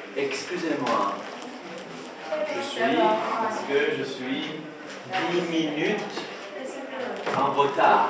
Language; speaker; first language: French; non-native, fluent; Persian